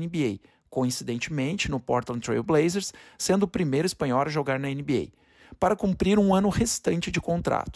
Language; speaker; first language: Portuguese; native; Portuguese